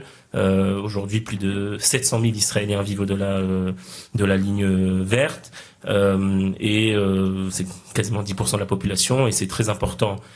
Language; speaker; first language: French; native; French